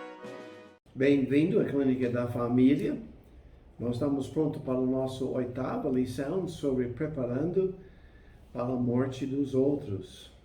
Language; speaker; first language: Portuguese; non-native, fluent; English